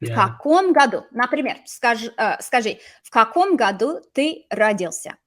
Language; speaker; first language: Russian; non-native, fluent; English